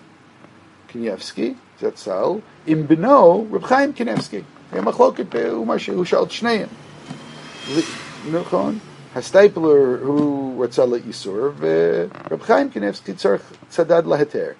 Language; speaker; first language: Hebrew; non-native, fluent; English